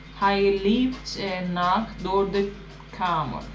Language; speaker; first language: Dutch; non-native, learner; Turkish